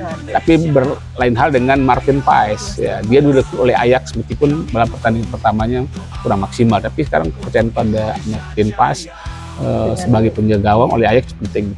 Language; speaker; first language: Indonesian; native; Indonesian